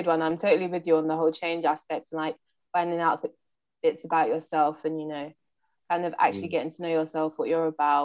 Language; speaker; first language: English; native; English